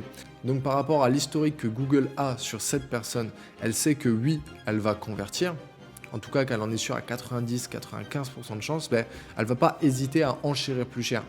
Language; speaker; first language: French; native; French